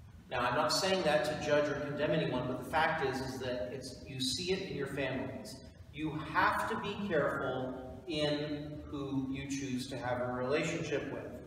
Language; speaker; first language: English; native; English